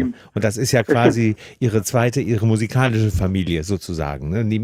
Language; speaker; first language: German; native; German